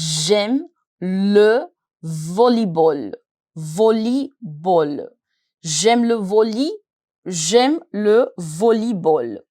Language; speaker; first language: French; non-native, fluent; Hindi